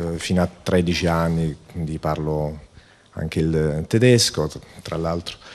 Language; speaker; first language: Italian; native; Italian